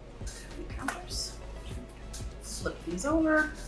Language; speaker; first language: English; native; English